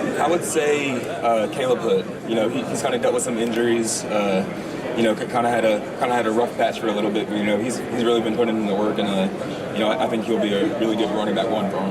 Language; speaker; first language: English; native; English